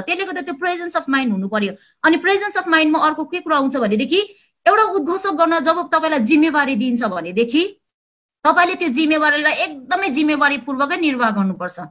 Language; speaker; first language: Nepali; native; Nepali